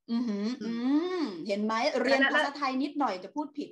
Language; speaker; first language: Thai; native; Thai